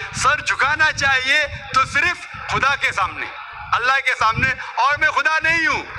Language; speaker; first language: Hindi; non-native, local second language; Konkani